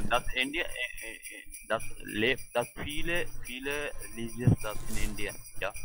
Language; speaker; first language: German; non-native, learner; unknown